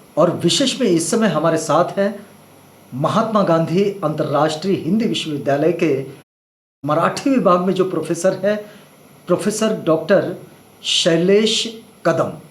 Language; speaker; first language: Hindi; native; Hindi